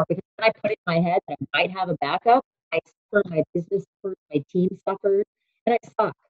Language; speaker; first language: English; native; English